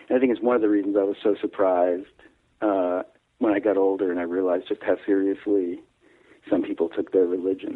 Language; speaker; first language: English; native; English